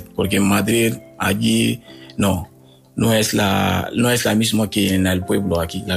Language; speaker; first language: Spanish; non-native, fluent; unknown